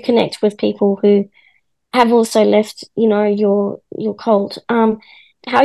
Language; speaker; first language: English; native; English